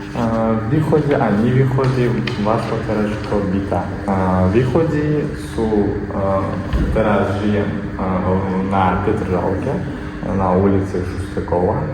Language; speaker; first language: Slovak; non-native, learner; Kazakh